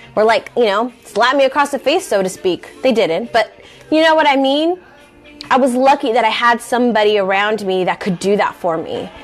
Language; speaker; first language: English; native; English